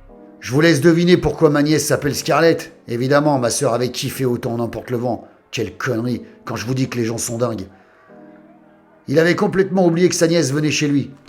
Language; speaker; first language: French; native; French